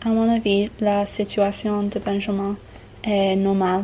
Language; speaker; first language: French; non-native, learner; English